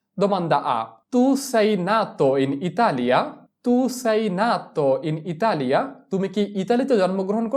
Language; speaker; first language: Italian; non-native, fluent; Bangla